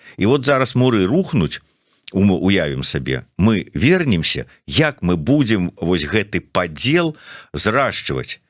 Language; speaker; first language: Belarusian; non-native, local second language; Russian